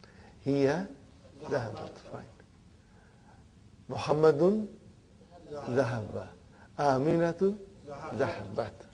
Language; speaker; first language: Arabic; non-native, fluent; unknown